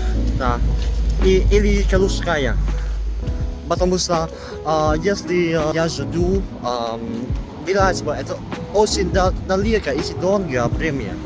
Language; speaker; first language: Russian; non-native, learner; Vietnamese